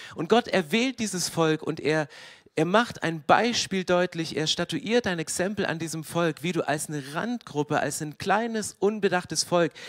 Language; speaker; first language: German; native; German